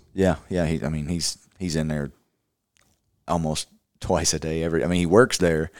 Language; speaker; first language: English; native; English